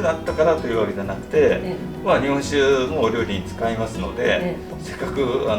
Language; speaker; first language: Japanese; native; Japanese